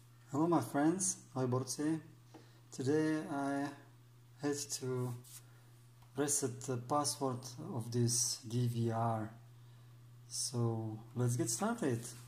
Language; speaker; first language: English; non-native, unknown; Czech